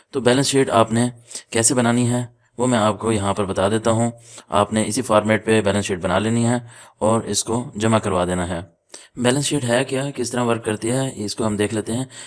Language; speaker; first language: Urdu; native; Urdu